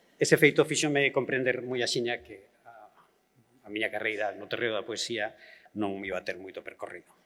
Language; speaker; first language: Galician; native; Galician